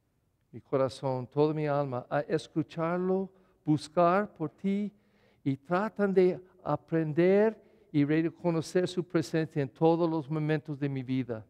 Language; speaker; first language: Spanish; non-native, learner; English